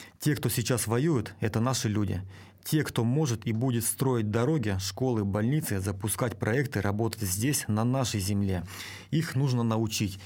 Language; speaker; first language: Russian; native; Russian